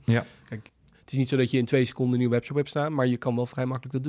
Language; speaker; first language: Dutch; native; Dutch